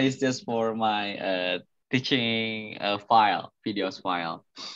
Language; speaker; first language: English; non-native, fluent; Indonesian